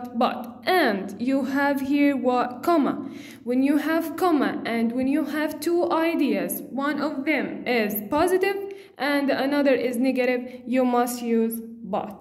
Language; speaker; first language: English; non-native, fluent; Arabic